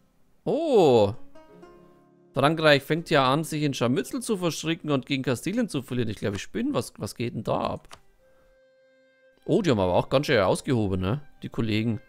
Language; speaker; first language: German; native; German